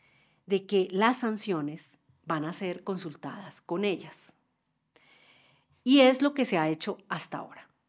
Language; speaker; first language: Spanish; native; Spanish